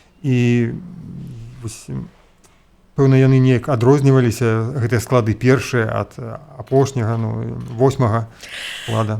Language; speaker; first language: Belarusian; native; Belarusian